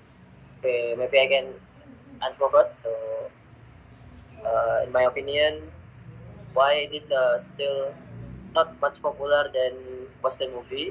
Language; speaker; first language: English; non-native, learner; Indonesian